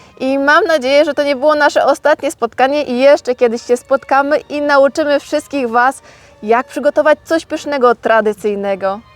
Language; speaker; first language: Polish; native; Polish